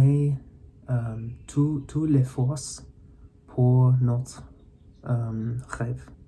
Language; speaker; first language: French; non-native, learner; English